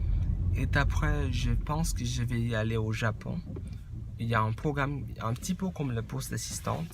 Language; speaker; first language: French; non-native, fluent; English